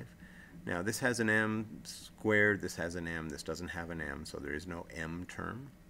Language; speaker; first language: English; native; English